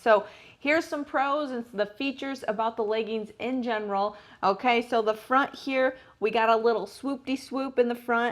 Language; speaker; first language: English; native; English